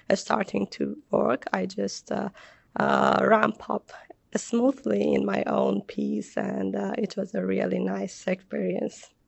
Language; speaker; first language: English; non-native, fluent; Persian